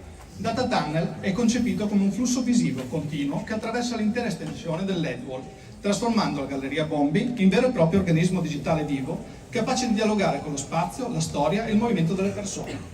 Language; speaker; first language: Italian; native; Italian